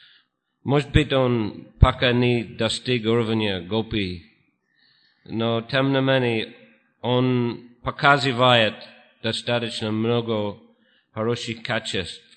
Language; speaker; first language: Russian; non-native, fluent; English